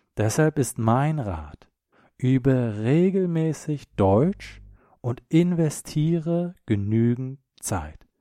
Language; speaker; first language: German; native; German